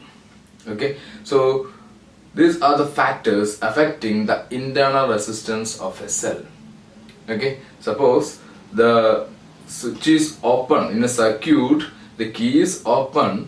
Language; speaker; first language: English; non-native, local second language; Malayalam